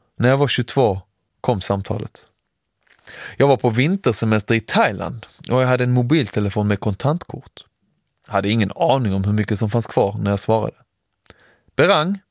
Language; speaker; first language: Swedish; early bilingual, other home language; Persian